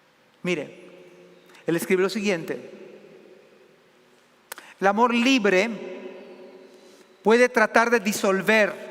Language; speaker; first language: Spanish; native; Spanish